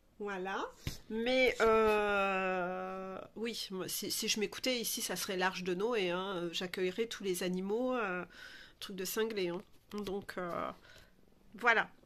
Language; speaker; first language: French; native; French